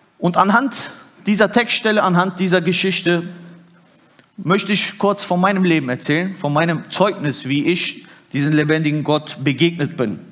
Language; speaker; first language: German; early bilingual, other home language; Turkish